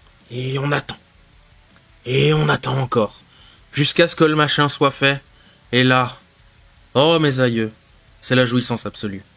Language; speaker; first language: French; native; French